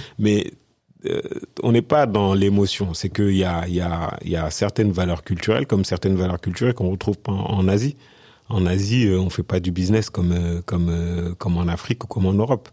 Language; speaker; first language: French; early bilingual, other home language; Wolof